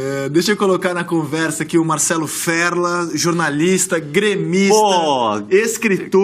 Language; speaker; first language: Portuguese; native; Portuguese